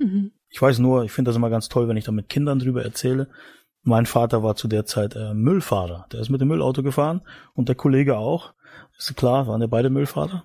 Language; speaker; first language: German; native; German